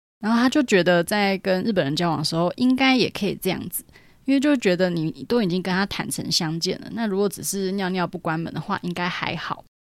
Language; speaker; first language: Chinese; native; Chinese